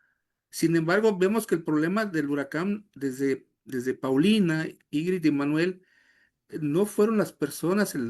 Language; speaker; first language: Spanish; native; Spanish